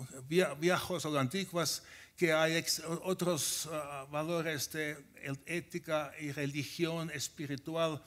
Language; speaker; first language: Spanish; non-native, fluent; Finnish